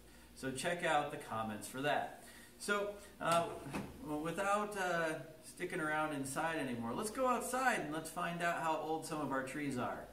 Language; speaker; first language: English; native; English